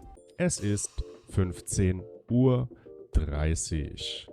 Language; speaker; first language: German; non-native, fluent; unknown